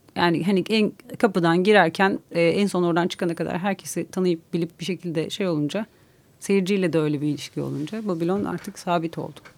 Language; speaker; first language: Turkish; native; Turkish